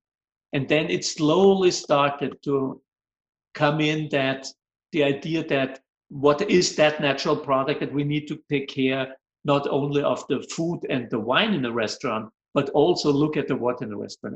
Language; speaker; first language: English; non-native, fluent; German